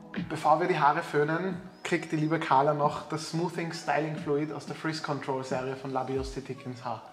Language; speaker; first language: German; native; German